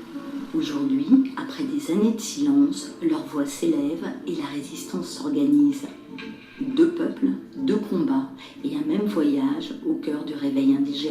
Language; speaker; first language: French; native; French